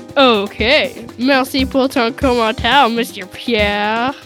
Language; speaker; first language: French; non-native, local second language; English